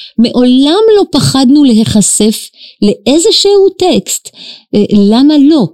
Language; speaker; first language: Hebrew; native; Hebrew